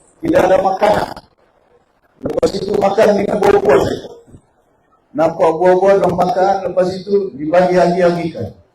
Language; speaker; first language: Malay; native; Malay